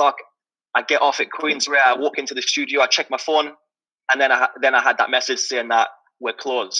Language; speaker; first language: English; native; English